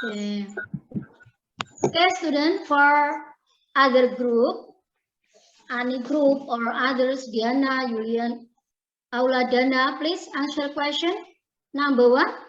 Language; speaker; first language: English; non-native, learner; Indonesian